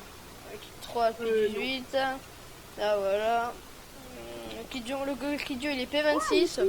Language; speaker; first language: French; native; French